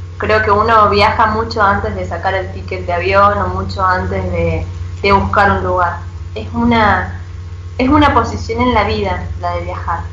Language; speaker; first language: Spanish; native; Spanish